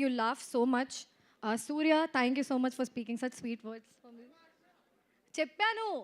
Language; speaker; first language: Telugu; non-native, local second language; Hindi